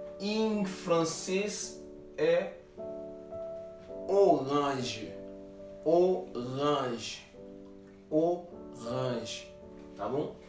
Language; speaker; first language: Portuguese; non-native, fluent; Haitian Creole